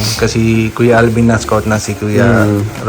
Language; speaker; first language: Filipino; non-native, learner; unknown